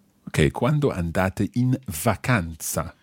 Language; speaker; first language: Italian; non-native, fluent; English